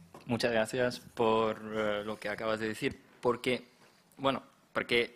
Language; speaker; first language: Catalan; non-native, fluent; German